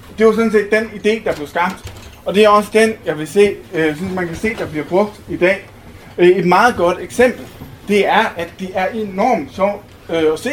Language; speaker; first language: Danish; native; Danish